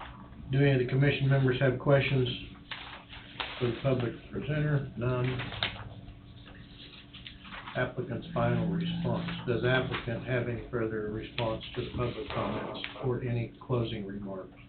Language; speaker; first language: English; native; English